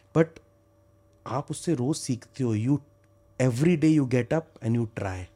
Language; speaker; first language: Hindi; non-native, local second language; Bangla